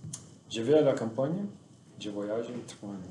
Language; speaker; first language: French; non-native, learner; Portuguese